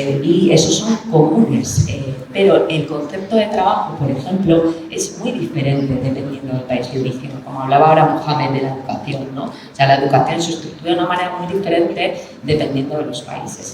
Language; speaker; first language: Spanish; native; Spanish